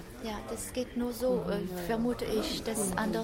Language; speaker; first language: German; non-native, fluent; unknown